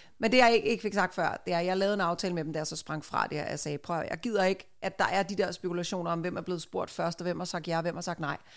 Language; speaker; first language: Danish; native; Danish